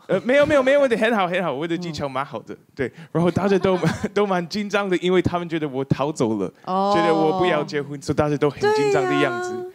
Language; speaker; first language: Chinese; non-native, fluent; English